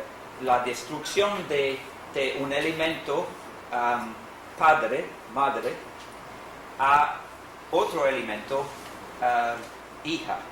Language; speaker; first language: Spanish; non-native, fluent; English